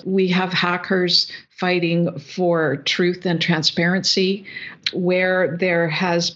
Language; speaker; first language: English; native; English